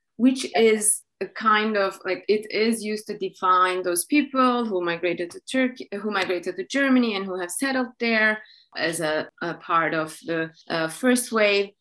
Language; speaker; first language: English; non-native, fluent; Turkish